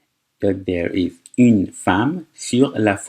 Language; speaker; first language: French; non-native, fluent; Persian